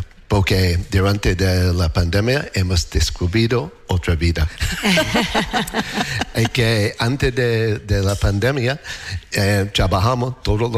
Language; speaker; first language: Spanish; non-native, learner; English